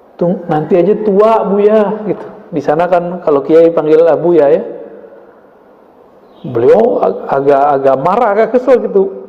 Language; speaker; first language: Indonesian; native; Indonesian